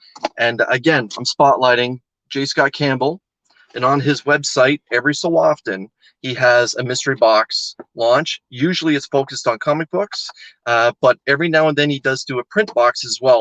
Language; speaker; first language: English; native; English